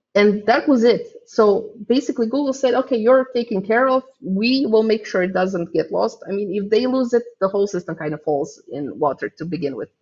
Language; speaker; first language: English; non-native, fluent; Croatian